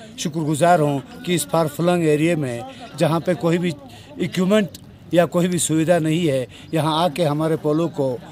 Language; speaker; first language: Hindi; non-native, local second language; Shina